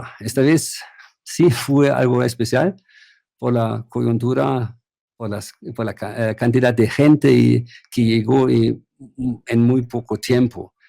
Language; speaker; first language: Spanish; non-native, fluent; German